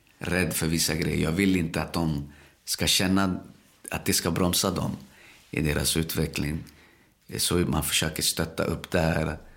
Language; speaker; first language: Swedish; early bilingual, other home language; Spanish